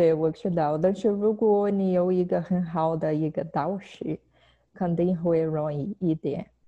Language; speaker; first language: Chinese; non-native, fluent; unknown